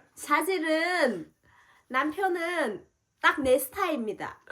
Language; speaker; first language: Korean; non-native, fluent; Vietnamese